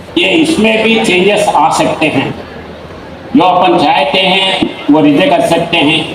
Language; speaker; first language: Hindi; non-native, local second language; Telugu